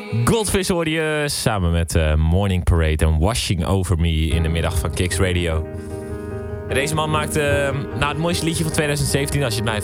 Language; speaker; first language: Dutch; native; Dutch